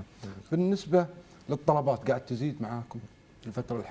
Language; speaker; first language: Arabic; native; Arabic